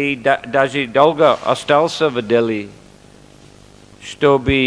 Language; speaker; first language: Russian; non-native, fluent; English